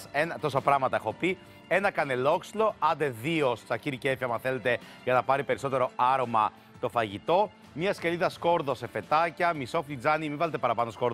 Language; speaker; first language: Greek; native; Greek